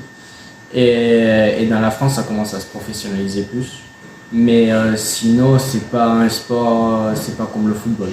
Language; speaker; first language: French; non-native, fluent; Spanish